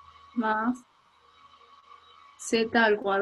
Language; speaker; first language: Spanish; native; Spanish